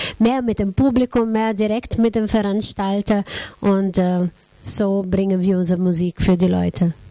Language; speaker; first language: German; non-native, fluent; Portuguese